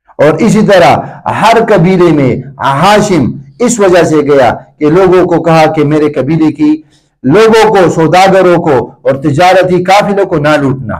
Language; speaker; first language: Urdu; non-native, local second language; Pashto